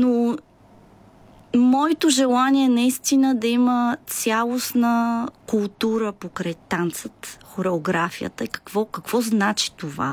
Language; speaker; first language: Bulgarian; native; Bulgarian